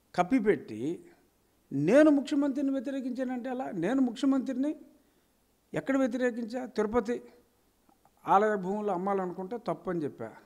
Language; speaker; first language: Telugu; native; Telugu